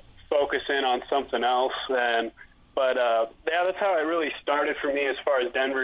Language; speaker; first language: English; native; English